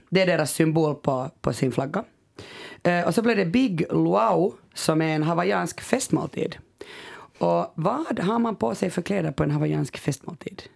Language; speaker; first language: Swedish; native; Swedish